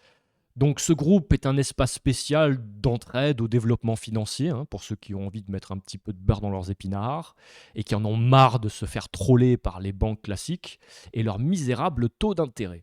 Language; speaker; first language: French; native; French